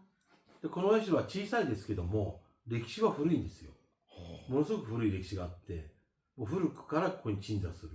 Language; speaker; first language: Japanese; native; Japanese